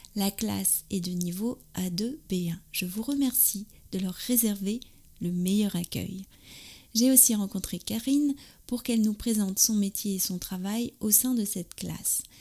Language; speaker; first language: French; native; French